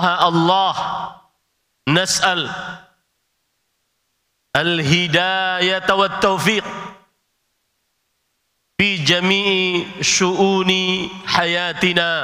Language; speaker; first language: Arabic; non-native, fluent; Indonesian